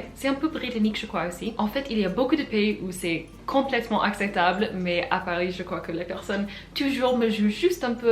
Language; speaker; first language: French; non-native, fluent; English